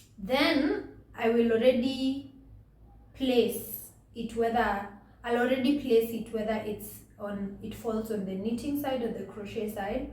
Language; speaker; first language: English; non-native, local second language; Swahili